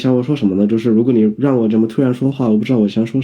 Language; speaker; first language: Chinese; non-native, fluent; English